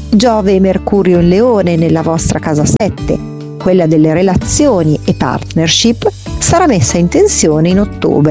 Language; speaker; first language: Italian; native; Italian